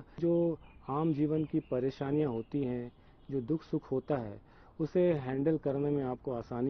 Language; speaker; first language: Hindi; native; Hindi